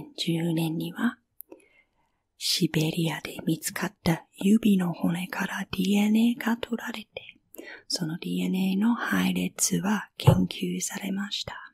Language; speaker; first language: Japanese; non-native, fluent; English